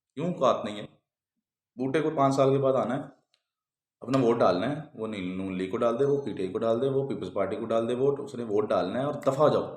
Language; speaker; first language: Urdu; non-native, local second language; Punjabi